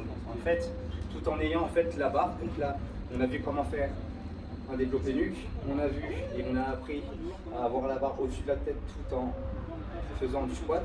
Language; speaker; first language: French; native; French